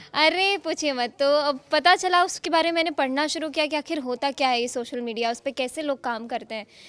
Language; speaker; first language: Hindi; non-native, local second language; Maithili